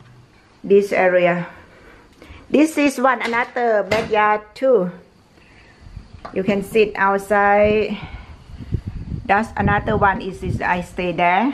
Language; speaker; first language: English; non-native, learner; Thai